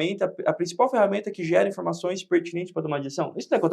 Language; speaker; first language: Portuguese; native; Portuguese